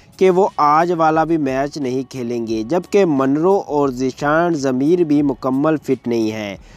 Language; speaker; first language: Urdu; native; Urdu